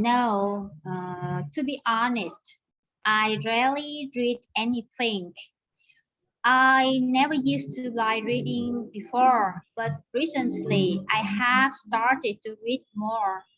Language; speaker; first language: English; non-native, learner; Vietnamese